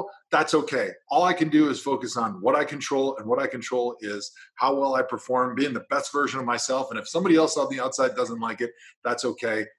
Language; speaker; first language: English; native; English